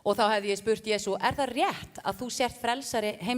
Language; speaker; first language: Icelandic; native; Icelandic